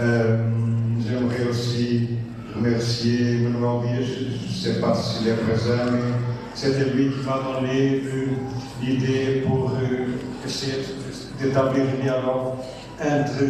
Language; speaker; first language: French; non-native, fluent; Portuguese